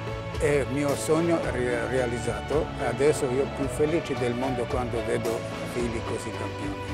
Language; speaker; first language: Italian; non-native, learner; Armenian